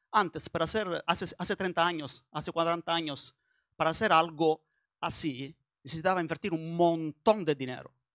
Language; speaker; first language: Spanish; non-native, learner; Italian